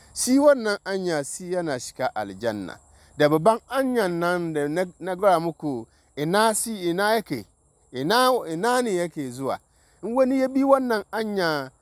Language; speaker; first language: Hausa; non-native, local second language; Dyula